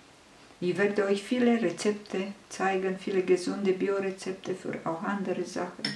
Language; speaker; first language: German; non-native, fluent; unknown